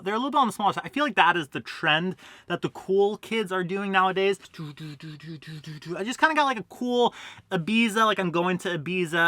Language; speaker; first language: English; native; English